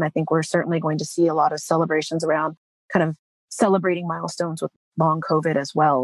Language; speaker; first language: English; native; English